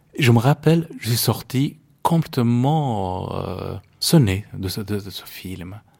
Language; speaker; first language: French; non-native, fluent; Persian